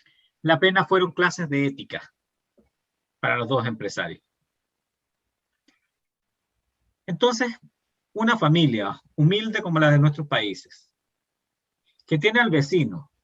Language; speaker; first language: Spanish; native; Spanish